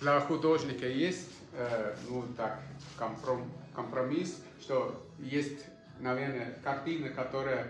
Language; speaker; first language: Russian; non-native, fluent; German